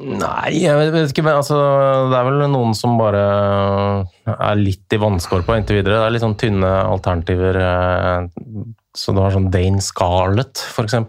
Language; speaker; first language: Norwegian; native; Norwegian